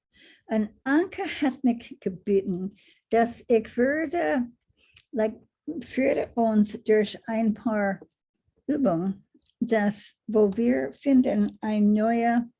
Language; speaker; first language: German; non-native, learner; English